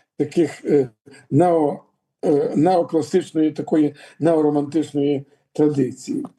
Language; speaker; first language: Ukrainian; native; Ukrainian